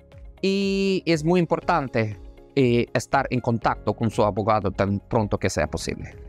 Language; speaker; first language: Spanish; non-native, fluent; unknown